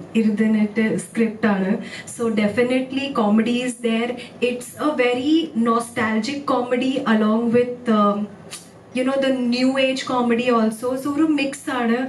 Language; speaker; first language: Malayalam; early bilingual, heritage; Malayalam